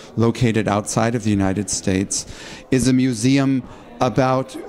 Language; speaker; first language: English; native; English